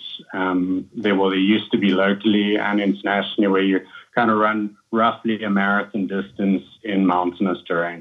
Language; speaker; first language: English; native; English